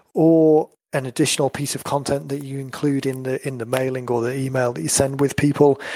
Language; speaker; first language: English; native; English